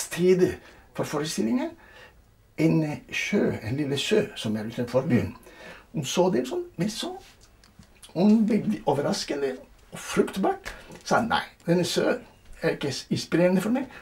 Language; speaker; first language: Norwegian; non-native, fluent; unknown